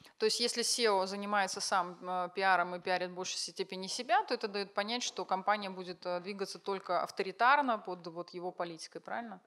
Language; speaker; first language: Russian; native; Russian